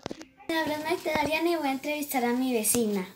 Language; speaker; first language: Spanish; native; Spanish